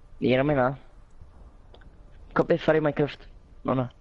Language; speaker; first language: Icelandic; early bilingual, other home language; Norwegian